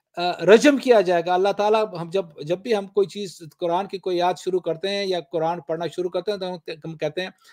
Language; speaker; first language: Urdu; non-native, local second language; Pashto